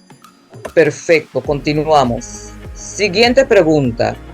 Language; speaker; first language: Spanish; non-native, fluent; English